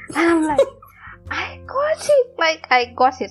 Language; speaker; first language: English; non-native, local second language; Gusii